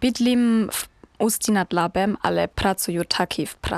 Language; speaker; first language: Czech; non-native, learner; German